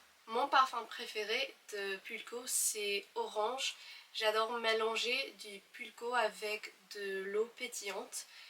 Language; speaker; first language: French; non-native, fluent; English